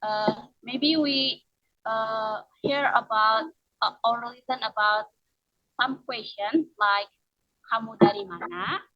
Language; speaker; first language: English; non-native, learner; Indonesian